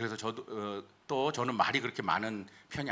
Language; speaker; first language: Korean; native; Korean